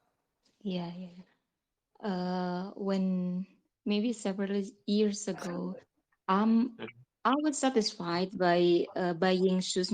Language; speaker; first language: English; non-native, learner; Indonesian